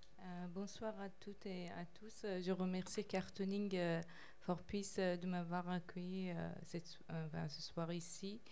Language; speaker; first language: French; non-native, fluent; Persian